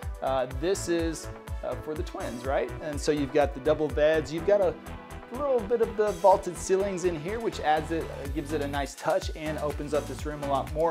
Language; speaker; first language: English; native; English